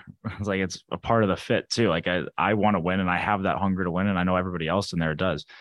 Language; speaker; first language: English; native; English